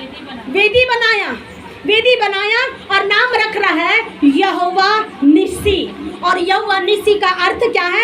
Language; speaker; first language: Hindi; native; Hindi